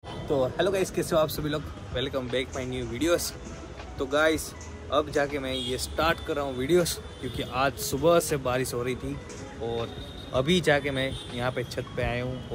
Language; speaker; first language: Hindi; non-native, local second language; Gujarati